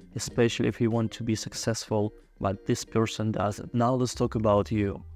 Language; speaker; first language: English; non-native, fluent; Russian